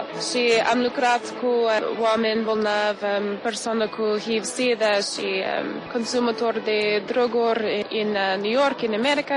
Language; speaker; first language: Romanian; non-native, learner; English